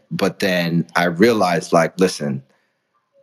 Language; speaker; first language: English; early bilingual, other home language; Spanish